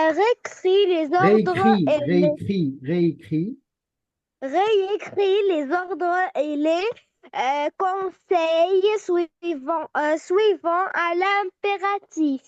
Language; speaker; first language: French; non-native, learner; Arabic